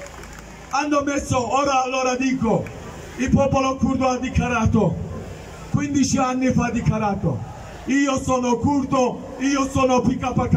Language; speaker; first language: Italian; non-native, learner; Kurdish